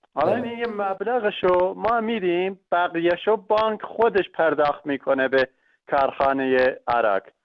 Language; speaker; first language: Persian; non-native, local second language; Kurdish